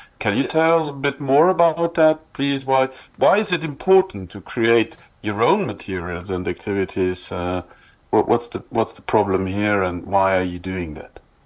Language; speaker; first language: English; non-native, fluent; Luxembourgish